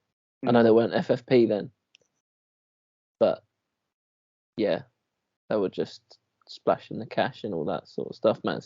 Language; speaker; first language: English; native; English